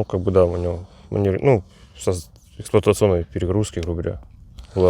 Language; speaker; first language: Russian; native; Russian